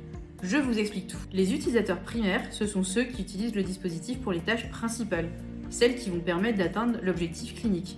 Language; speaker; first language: French; native; French